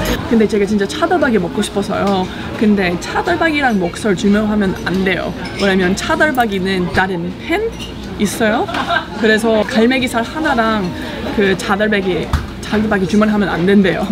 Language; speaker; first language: Korean; non-native, fluent; English